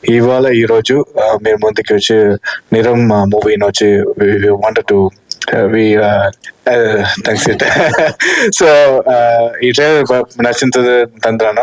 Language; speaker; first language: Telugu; early bilingual, heritage; Telugu